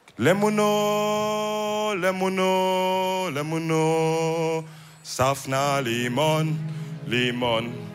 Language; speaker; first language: German; early bilingual, other home language; Wolof